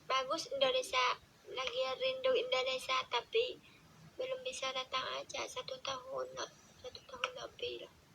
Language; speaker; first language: Indonesian; non-native, learner; Vietnamese